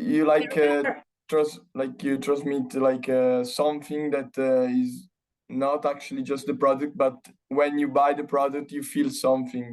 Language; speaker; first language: English; non-native, learner; Italian